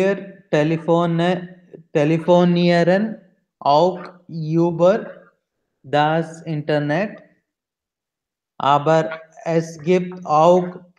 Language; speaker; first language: German; non-native, learner; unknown